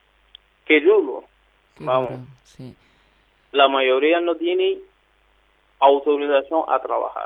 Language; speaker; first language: Spanish; non-native, learner; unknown